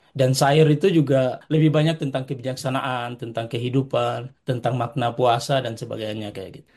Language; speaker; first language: Indonesian; native; Indonesian